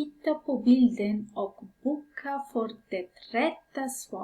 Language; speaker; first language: Swedish; non-native, fluent; Persian